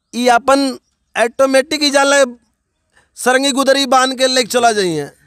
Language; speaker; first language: Hindi; native; Hindi